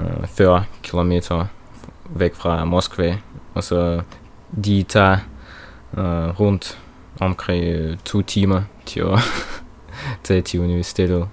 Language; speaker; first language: Norwegian; non-native, learner; Russian